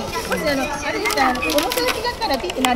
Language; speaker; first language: Japanese; native; Japanese